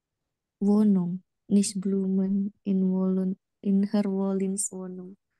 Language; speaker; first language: German; non-native, learner; Indonesian